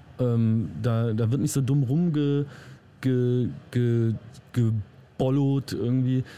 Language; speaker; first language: German; native; German